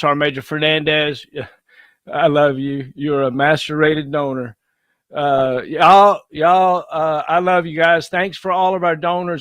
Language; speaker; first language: English; native; English